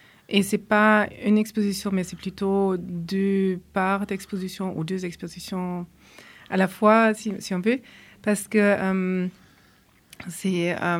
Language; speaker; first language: French; non-native, fluent; German